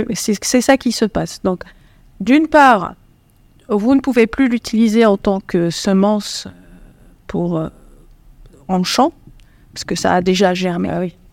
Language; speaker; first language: French; non-native, local second language; Arabic